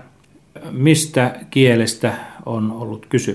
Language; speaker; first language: Finnish; native; Finnish